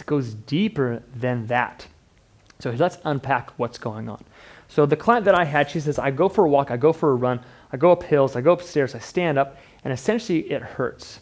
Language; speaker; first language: English; native; English